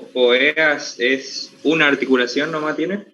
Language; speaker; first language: Spanish; native; Spanish